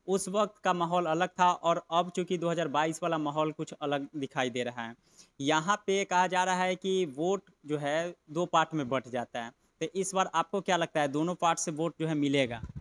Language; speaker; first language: Hindi; native; Hindi